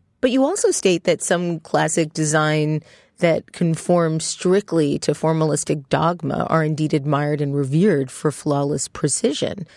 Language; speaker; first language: English; native; English